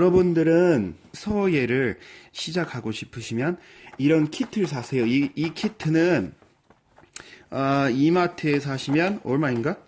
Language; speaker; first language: Korean; non-native, fluent; English